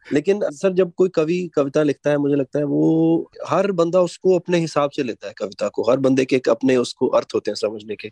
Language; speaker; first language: Hindi; non-native, local second language; Punjabi